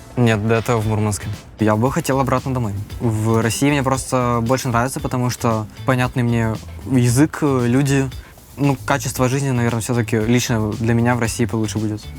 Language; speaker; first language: Russian; native; Russian